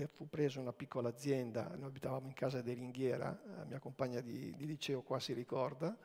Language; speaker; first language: Italian; native; Italian